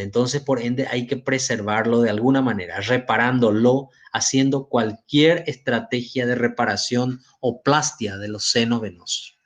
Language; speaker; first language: Spanish; native; Spanish